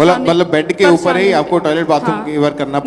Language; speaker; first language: Hindi; native; Hindi